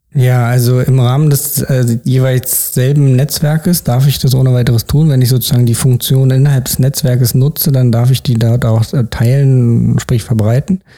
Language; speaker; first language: German; native; German